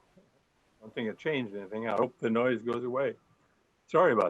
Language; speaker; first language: English; native; English